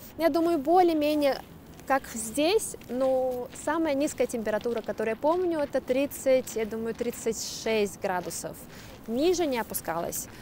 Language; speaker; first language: Russian; native; Russian